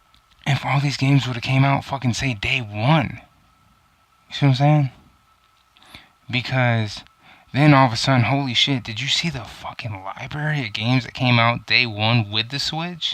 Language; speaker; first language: English; native; English